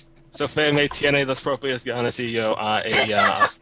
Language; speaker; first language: Spanish; non-native, learner; English